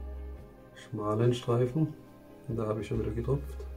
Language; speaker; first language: German; native; German